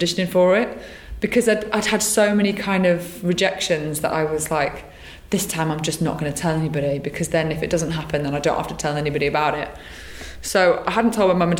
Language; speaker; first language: English; native; English